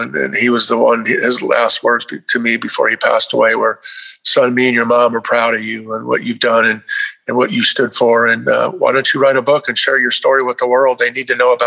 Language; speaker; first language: English; native; English